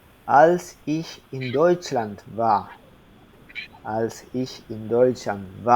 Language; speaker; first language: German; non-native, fluent; Spanish